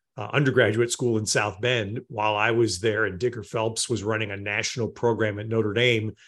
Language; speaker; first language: English; native; English